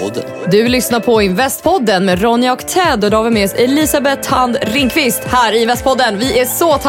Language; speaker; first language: Swedish; native; Swedish